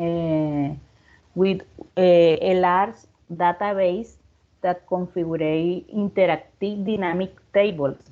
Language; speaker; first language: English; non-native, learner; Spanish